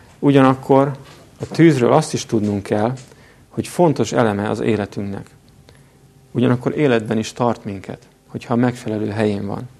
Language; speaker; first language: Hungarian; native; Hungarian